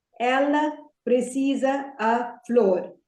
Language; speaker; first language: Portuguese; non-native, fluent; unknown